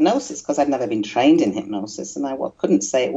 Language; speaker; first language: English; native; English